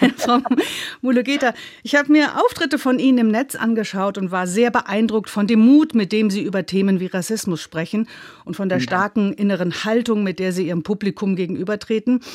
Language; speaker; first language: German; native; German